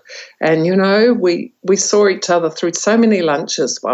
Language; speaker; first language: English; native; English